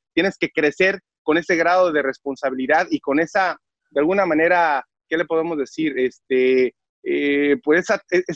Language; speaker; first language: Spanish; native; Spanish